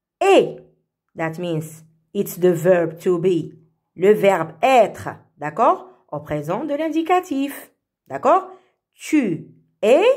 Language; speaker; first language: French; non-native, fluent; Arabic